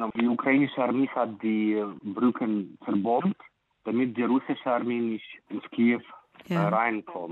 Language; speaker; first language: German; non-native, fluent; Ukrainian